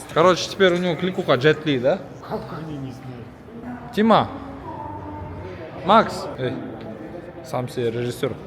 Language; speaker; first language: Russian; non-native, local second language; Kyrgyz